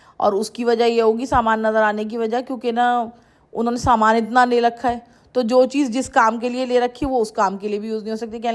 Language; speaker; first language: Urdu; native; Urdu